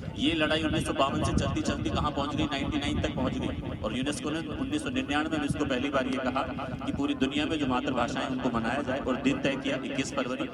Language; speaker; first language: Hindi; native; Hindi